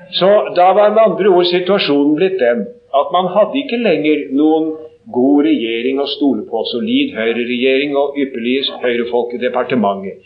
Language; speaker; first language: Norwegian; native; Norwegian